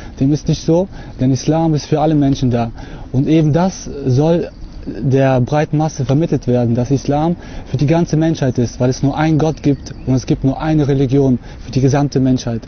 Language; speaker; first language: German; early bilingual, other home language; Russian